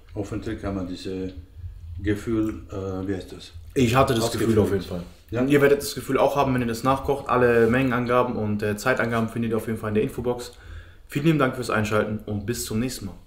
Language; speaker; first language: German; native; German